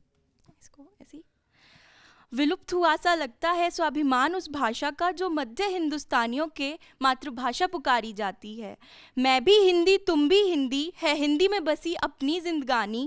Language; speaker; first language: Hindi; native; Hindi